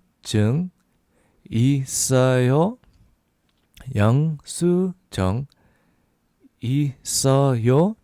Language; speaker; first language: Korean; non-native, fluent; English